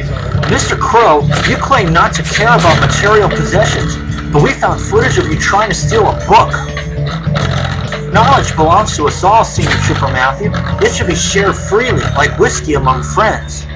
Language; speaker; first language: English; native; English